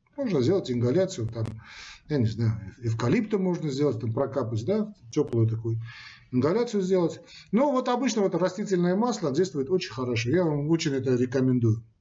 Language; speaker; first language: Russian; non-native, local second language; Armenian